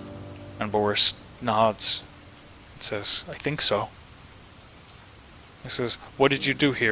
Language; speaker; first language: English; native; English